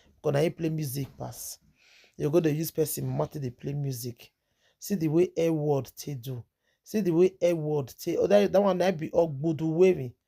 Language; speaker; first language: Nigerian Pidgin; native; Nigerian Pidgin